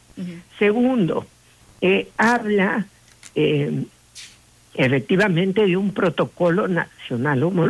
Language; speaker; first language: Spanish; native; Spanish